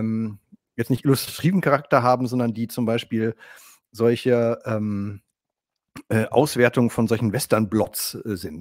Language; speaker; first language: German; native; German